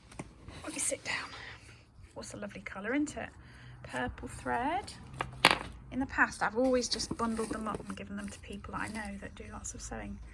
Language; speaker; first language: English; native; English